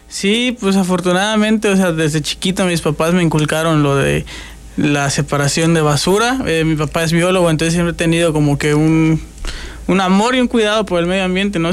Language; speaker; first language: Spanish; native; Spanish